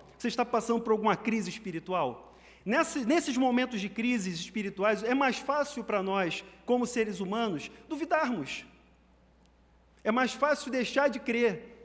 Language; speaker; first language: Portuguese; native; Portuguese